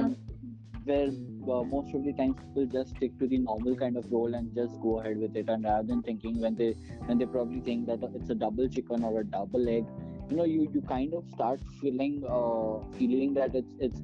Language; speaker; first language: English; non-native, local second language; Bangla